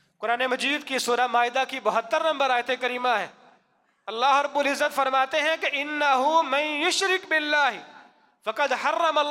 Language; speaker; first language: Urdu; non-native, local second language; Punjabi